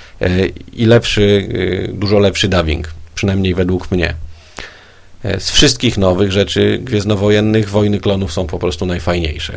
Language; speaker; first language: Polish; native; Polish